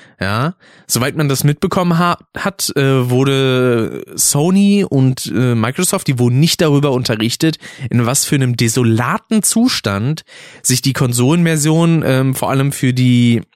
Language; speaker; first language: German; native; German